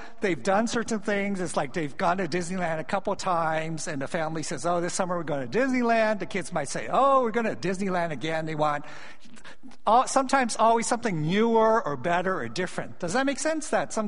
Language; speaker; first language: English; native; English